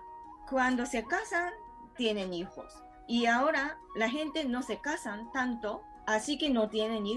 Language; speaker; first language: Spanish; non-native, fluent; Japanese